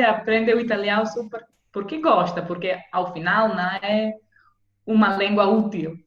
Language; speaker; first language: Portuguese; non-native, fluent; Italian